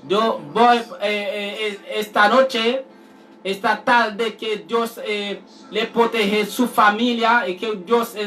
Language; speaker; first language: Spanish; non-native, learner; Haitian Creole